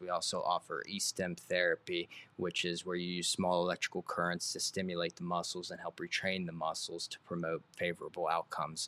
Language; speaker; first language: English; native; English